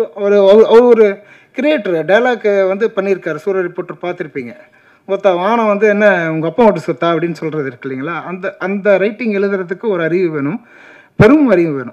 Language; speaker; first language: Tamil; native; Tamil